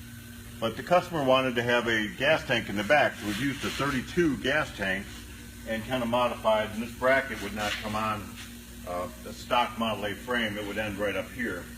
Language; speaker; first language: English; native; English